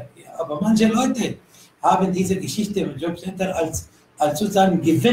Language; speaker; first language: German; non-native, fluent; Arabic